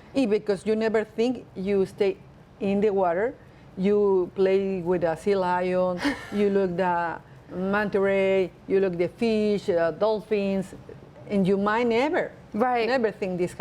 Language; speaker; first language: English; non-native, learner; Spanish